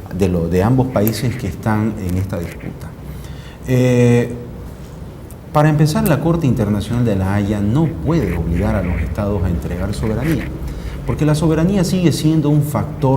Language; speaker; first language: Spanish; native; Spanish